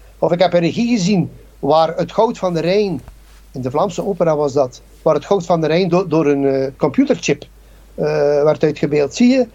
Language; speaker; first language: Dutch; native; Dutch